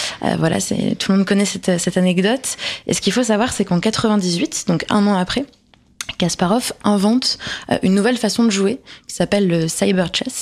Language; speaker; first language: French; native; French